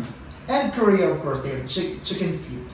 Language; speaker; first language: English; non-native, local second language; Hiligaynon